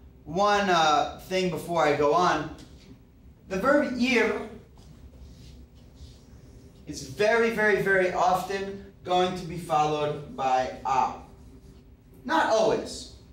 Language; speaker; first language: English; native; English